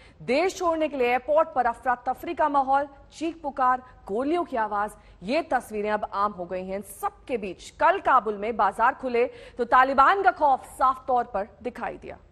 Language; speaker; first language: Hindi; native; Hindi